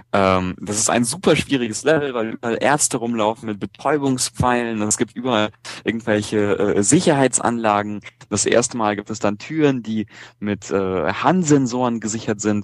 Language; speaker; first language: German; native; German